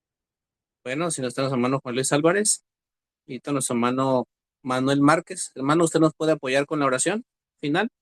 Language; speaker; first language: Spanish; native; Spanish